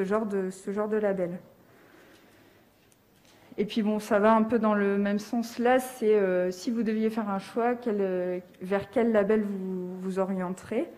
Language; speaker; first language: French; native; French